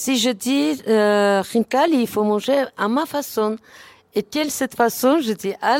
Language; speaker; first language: French; non-native, learner; Armenian